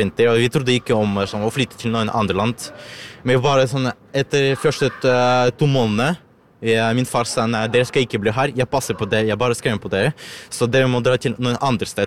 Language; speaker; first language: Norwegian; non-native, learner; Ukrainian